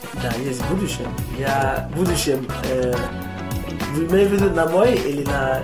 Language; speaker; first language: Russian; non-native, learner; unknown